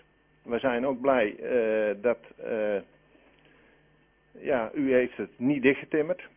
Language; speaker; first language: Dutch; native; Dutch